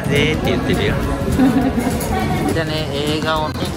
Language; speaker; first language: Japanese; native; Japanese